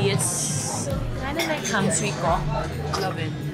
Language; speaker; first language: English; non-native, local second language; Filipino